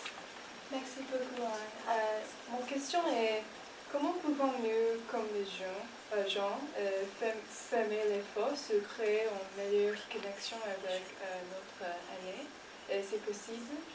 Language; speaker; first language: French; non-native, learner; English